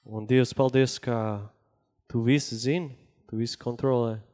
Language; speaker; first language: Latvian; non-native, learner; English